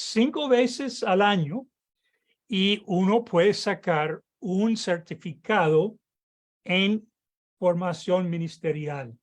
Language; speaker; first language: Spanish; non-native, fluent; English